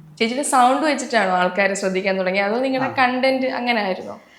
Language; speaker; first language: Malayalam; native; Malayalam